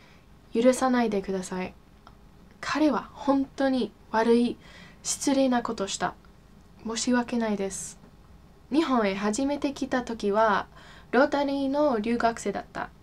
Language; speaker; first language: Japanese; non-native, fluent; English